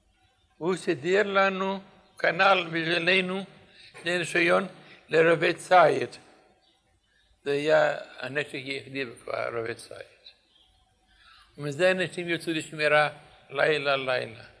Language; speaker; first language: Hebrew; non-native, fluent; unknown